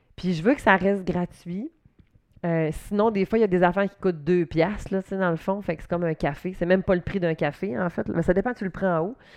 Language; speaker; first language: French; native; French